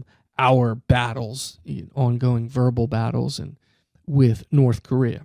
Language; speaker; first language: English; native; English